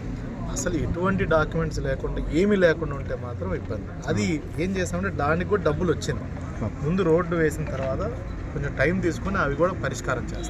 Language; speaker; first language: Telugu; native; Telugu